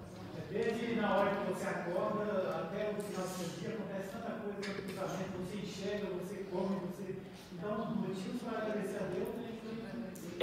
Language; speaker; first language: Portuguese; native; Portuguese